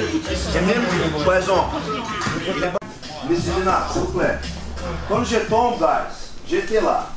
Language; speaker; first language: French; non-native, learner; Portuguese